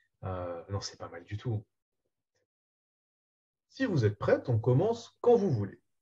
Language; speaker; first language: French; native; French